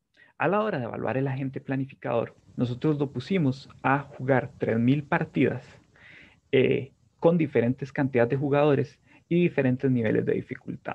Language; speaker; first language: Spanish; native; Spanish